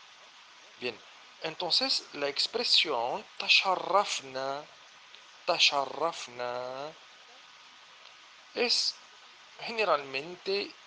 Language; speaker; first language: Spanish; non-native, fluent; Arabic